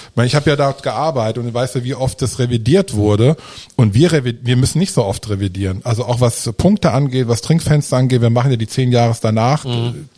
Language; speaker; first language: German; early bilingual, other home language; Italian